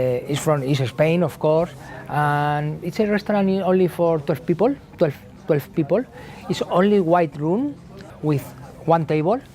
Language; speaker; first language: English; non-native, learner; Spanish